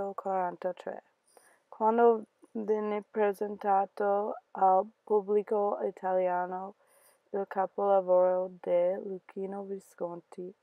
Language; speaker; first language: Italian; non-native, learner; English